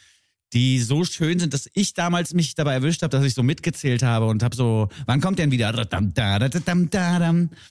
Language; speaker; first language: German; native; German